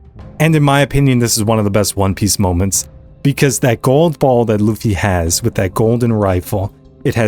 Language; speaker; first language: English; native; English